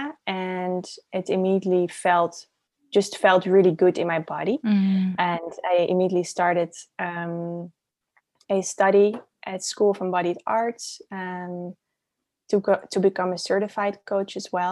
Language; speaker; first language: English; non-native, fluent; Dutch